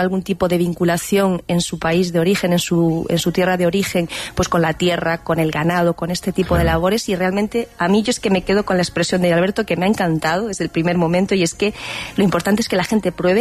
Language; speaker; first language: Spanish; native; Spanish